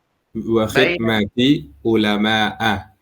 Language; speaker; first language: Arabic; non-native, learner; Indonesian